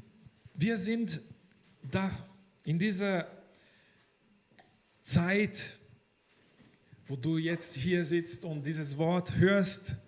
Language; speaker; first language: German; non-native, fluent; Portuguese